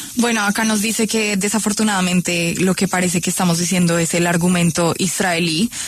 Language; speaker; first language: Spanish; native; Spanish